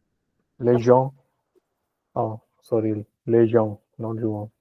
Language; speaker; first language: French; non-native, learner; Punjabi